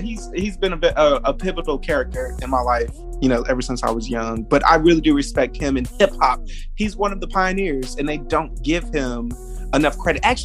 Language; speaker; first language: English; native; English